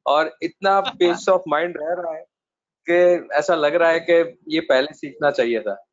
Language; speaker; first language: Hindi; non-native, local second language; Gujarati